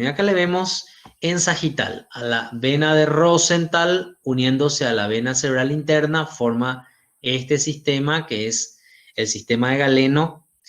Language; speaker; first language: Spanish; native; Spanish